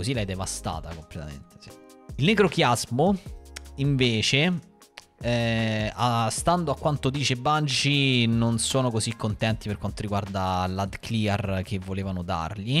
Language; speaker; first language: Italian; native; Italian